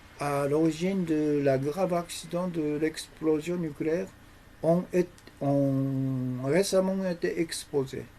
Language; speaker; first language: French; non-native, learner; Japanese